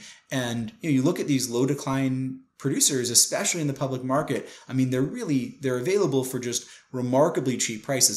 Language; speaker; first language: English; native; English